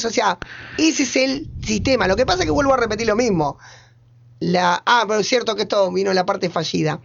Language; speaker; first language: Spanish; native; Spanish